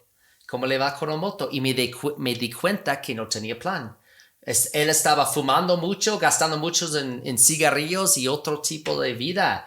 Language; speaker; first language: Spanish; non-native, fluent; English